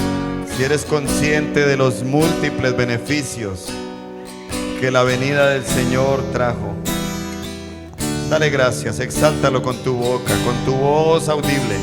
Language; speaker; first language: Spanish; native; Spanish